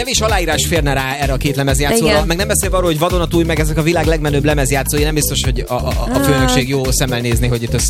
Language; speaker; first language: Hungarian; native; Hungarian